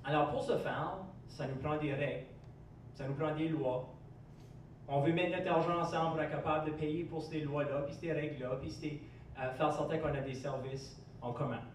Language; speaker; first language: French; non-native, local second language; English